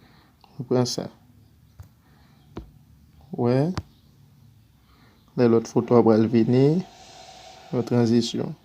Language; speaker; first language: French; non-native, learner; Haitian Creole